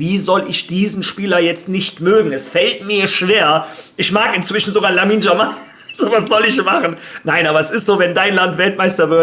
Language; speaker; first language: German; native; German